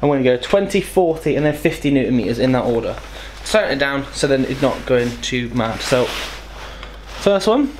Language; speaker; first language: English; native; English